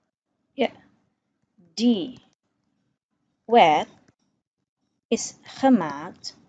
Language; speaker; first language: Dutch; non-native, fluent; Indonesian